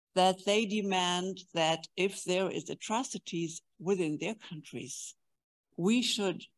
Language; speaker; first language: English; non-native, fluent; German